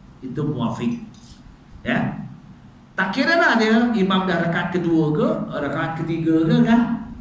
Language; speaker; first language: Malay; native; Malay